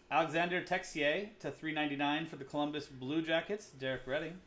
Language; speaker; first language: English; native; English